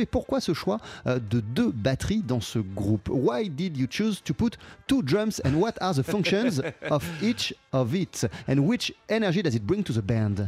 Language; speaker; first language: English; non-native, fluent; French